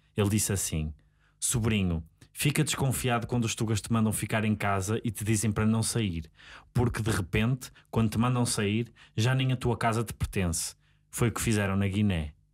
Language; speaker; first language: Portuguese; native; Portuguese